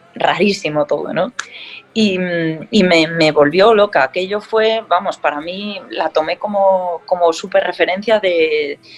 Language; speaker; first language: Spanish; native; Spanish